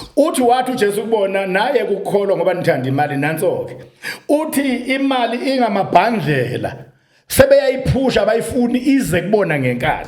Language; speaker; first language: Zulu; native; Zulu